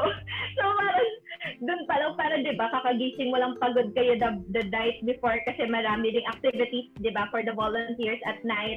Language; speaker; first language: English; non-native, local second language; Bikol